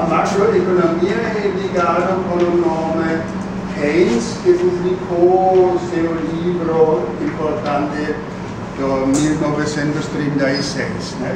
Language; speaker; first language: Portuguese; non-native, fluent; German